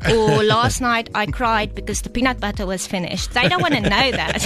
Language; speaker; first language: English; non-native, local second language; Afrikaans